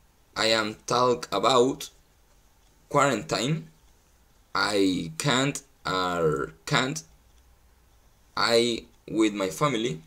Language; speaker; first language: English; non-native, learner; Spanish